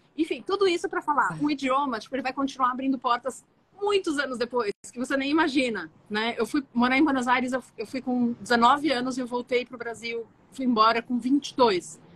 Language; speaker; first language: Portuguese; native; Portuguese